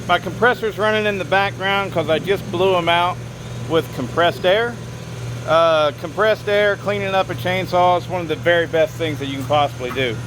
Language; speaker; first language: English; native; English